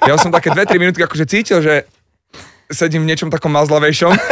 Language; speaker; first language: Slovak; native; Slovak